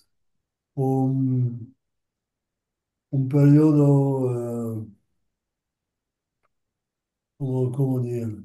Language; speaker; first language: Spanish; non-native, learner; Italian